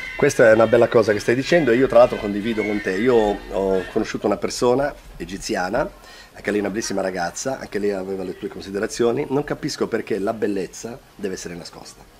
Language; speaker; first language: Italian; native; Italian